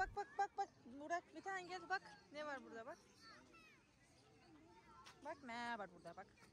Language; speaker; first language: Turkish; non-native, learner; Kazakh